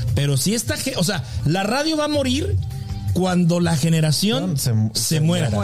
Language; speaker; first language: Spanish; native; Spanish